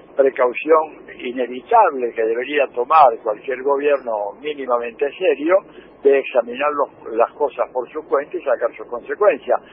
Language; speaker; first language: Spanish; native; Spanish